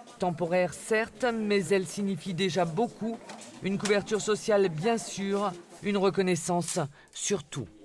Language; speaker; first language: French; native; French